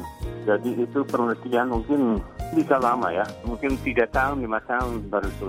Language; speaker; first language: Indonesian; non-native, fluent; English